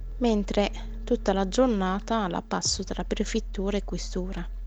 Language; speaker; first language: Italian; non-native, fluent; Arabic